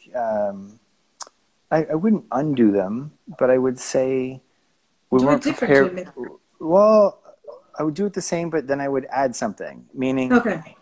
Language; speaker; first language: English; native; English